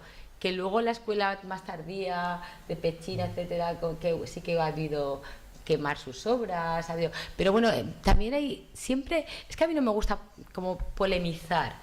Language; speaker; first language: Spanish; native; Spanish